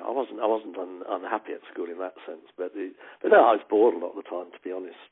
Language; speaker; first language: English; native; English